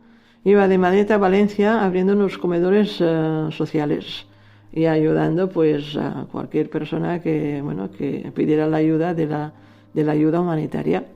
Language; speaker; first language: Spanish; native; Spanish